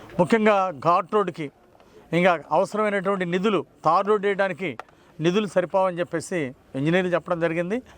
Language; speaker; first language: Telugu; native; Telugu